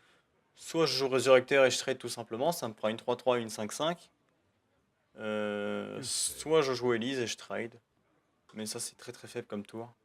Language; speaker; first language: French; native; French